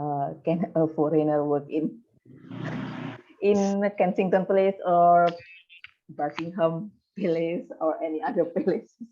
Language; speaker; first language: English; non-native, fluent; Indonesian